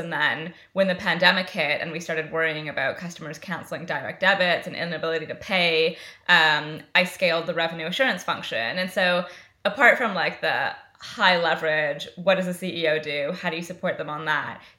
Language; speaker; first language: English; native; English